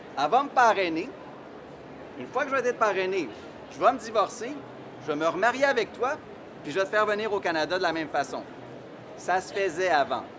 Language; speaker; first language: French; native; French